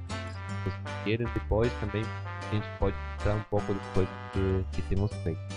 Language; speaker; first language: Portuguese; non-native, fluent; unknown